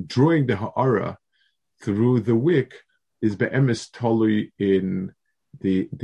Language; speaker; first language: English; native; English